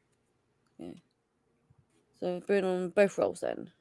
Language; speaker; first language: English; native; English